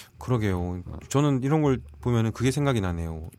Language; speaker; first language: Korean; native; Korean